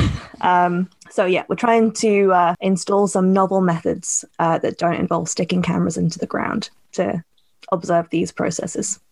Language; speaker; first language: English; native; English